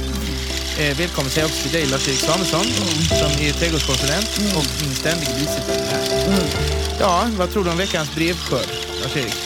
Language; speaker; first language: Swedish; native; Swedish